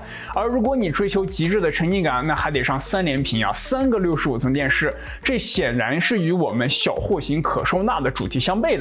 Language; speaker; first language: Chinese; native; Chinese